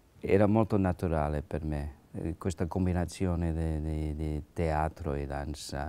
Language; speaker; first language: Italian; non-native, learner; English